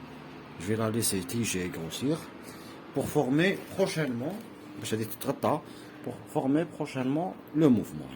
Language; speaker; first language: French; non-native, local second language; Arabic